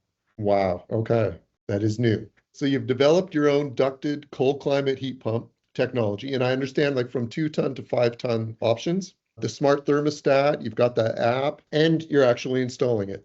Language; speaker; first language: English; native; English